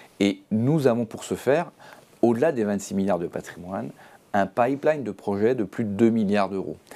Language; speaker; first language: French; native; French